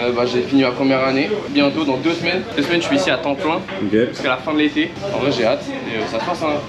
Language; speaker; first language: French; native; French